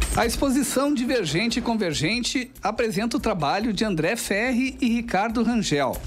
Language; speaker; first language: Portuguese; native; Portuguese